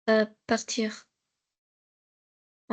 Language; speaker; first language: French; non-native, learner; Arabic